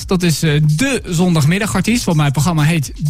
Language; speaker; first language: Dutch; native; Dutch